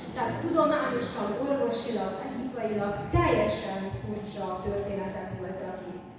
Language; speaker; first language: Hungarian; native; Hungarian